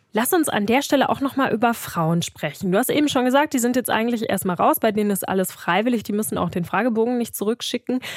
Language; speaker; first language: German; native; German